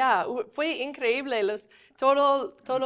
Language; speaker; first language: Spanish; non-native, fluent; English